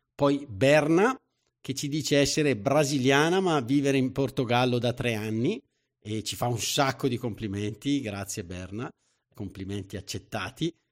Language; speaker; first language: Italian; native; Italian